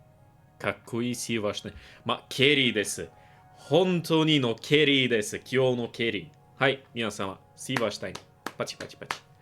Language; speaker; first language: Japanese; non-native, learner; English